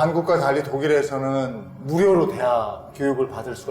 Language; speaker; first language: Korean; native; Korean